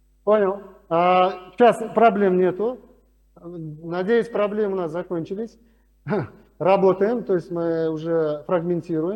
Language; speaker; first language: Russian; non-native, local second language; Uzbek